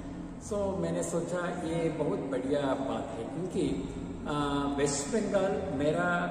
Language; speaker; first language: Hindi; non-native, local second language; Kannada